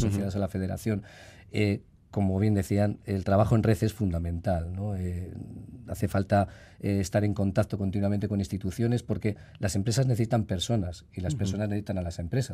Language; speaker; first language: Spanish; native; Spanish